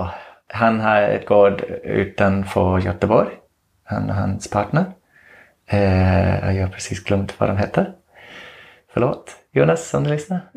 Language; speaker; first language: Swedish; non-native, fluent; English